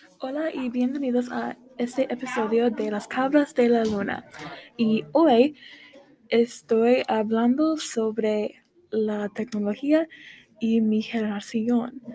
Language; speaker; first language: Spanish; non-native, learner; English